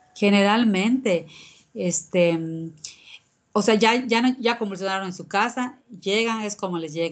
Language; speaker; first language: Spanish; native; Spanish